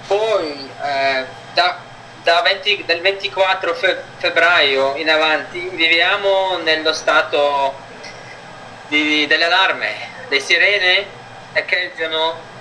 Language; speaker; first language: Italian; non-native, fluent; Ukrainian